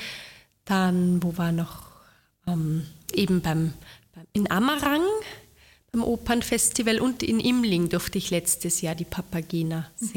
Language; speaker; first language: German; native; German